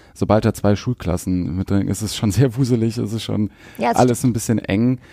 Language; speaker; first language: German; native; German